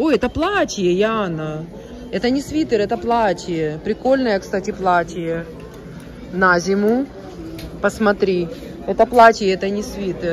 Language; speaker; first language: Russian; native; Russian